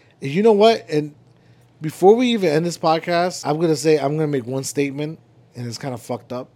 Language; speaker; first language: English; early bilingual, other home language; Spanish